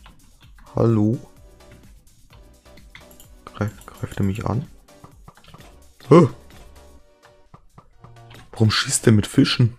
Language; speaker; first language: German; native; German